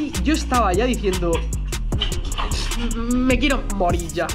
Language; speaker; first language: Spanish; native; Spanish